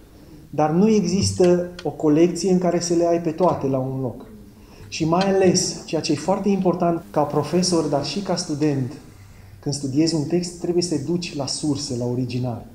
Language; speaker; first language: Romanian; native; Romanian